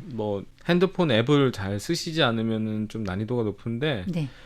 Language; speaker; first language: Korean; native; Korean